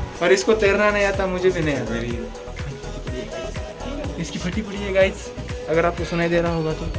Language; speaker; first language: Hindi; non-native, local second language; Marathi